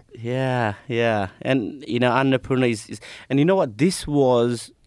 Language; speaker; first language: English; non-native, local second language; Nepali